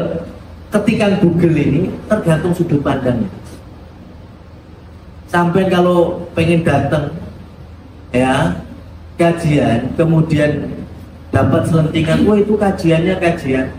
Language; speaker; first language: Indonesian; native; Indonesian